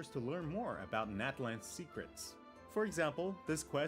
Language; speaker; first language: English; native; English